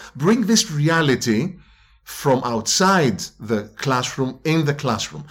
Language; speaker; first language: English; non-native, fluent; Greek